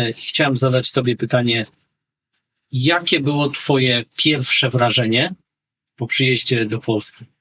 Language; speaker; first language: Polish; native; Polish